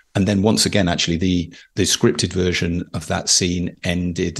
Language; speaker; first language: English; native; English